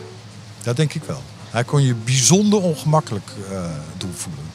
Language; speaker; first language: Dutch; native; Dutch